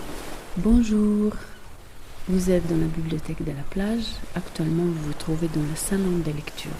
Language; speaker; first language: French; non-native, fluent; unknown